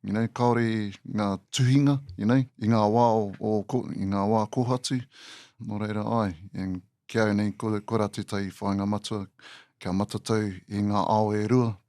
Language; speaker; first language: Māori; non-native, local second language; English